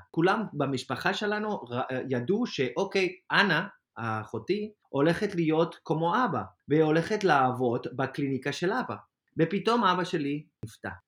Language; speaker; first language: Hebrew; non-native, fluent; Spanish